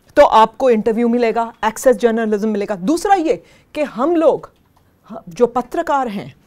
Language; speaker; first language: Hindi; native; Hindi